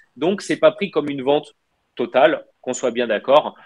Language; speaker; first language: French; native; French